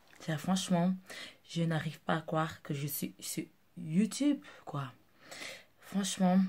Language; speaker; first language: French; non-native, local second language; Portuguese